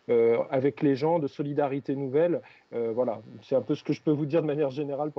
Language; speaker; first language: French; native; French